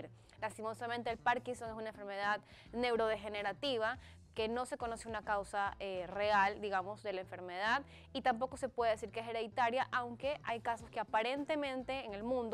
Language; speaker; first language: Spanish; native; Spanish